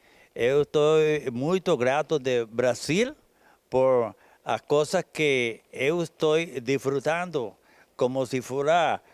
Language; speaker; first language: Portuguese; non-native, learner; Spanish